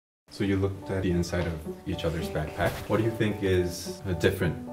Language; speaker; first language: English; early bilingual, other home language; Korean